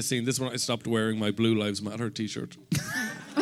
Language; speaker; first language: English; native; English